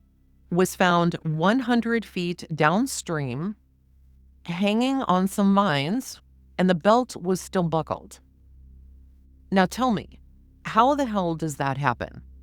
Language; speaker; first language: English; native; English